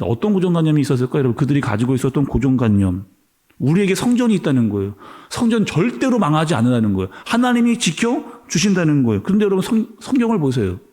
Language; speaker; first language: Korean; native; Korean